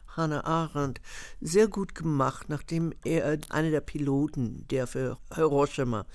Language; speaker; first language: German; non-native, fluent; English